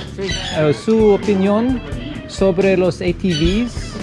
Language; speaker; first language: Spanish; non-native, learner; English